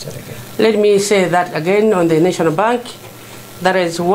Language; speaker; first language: English; non-native, local second language; Nyanja